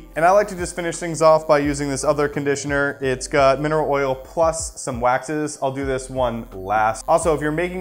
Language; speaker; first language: English; native; English